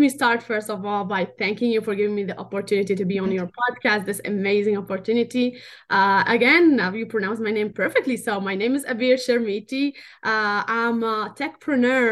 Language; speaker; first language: English; non-native, fluent; Arabic